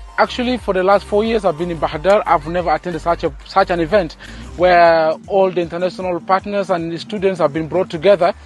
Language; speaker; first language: English; non-native, fluent; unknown